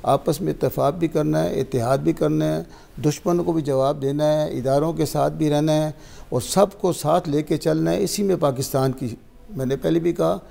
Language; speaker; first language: Urdu; non-native, local second language; Pashto